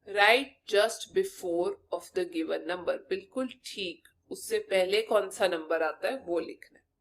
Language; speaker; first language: Hindi; non-native, local second language; Punjabi